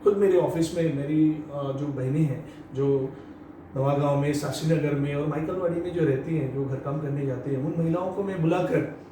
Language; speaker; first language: Hindi; non-native, local second language; Marathi